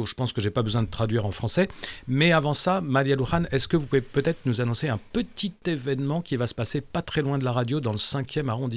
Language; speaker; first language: French; native; French